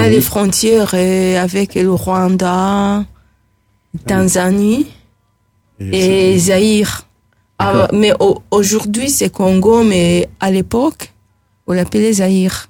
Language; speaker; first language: French; non-native, local second language; Rundi